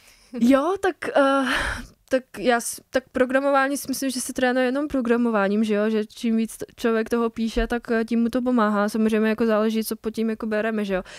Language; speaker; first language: Czech; non-native, fluent; Bosnian